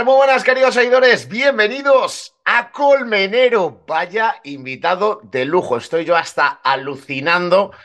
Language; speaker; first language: Spanish; native; Spanish